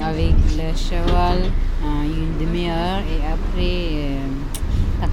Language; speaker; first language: French; non-native, learner; Tibetan